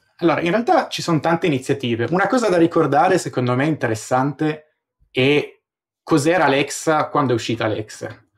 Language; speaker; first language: Italian; native; Italian